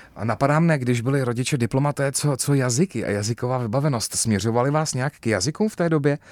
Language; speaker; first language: Czech; native; Czech